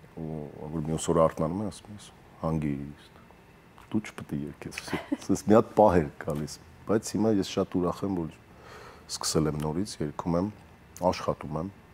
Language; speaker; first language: Armenian; early bilingual, heritage; Armenian